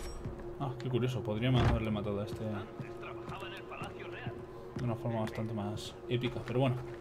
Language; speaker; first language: Spanish; native; Spanish